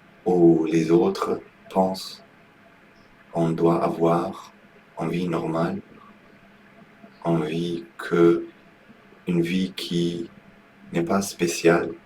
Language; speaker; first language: French; non-native, learner; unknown